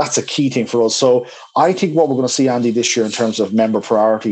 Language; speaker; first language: English; native; English